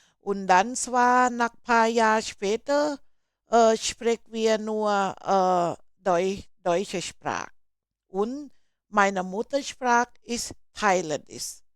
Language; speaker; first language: German; non-native, learner; Thai